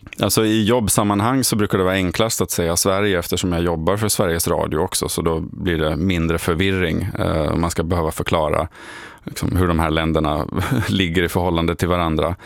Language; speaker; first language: Swedish; native; Swedish